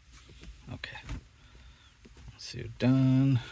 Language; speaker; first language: English; non-native, fluent; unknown